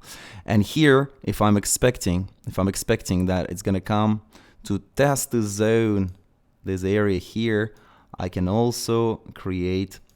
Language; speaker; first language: English; non-native, fluent; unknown